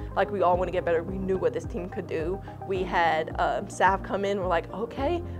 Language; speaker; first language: English; native; English